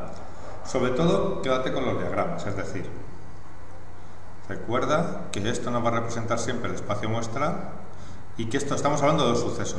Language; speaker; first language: Spanish; native; Spanish